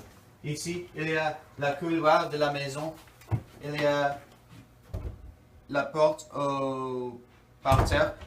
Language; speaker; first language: French; non-native, learner; English